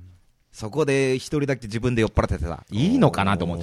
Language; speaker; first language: Japanese; native; Japanese